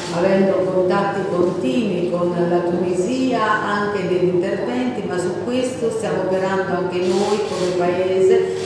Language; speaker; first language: Italian; native; Italian